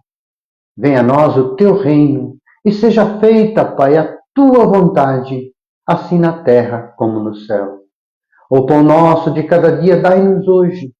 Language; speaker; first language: Portuguese; native; Portuguese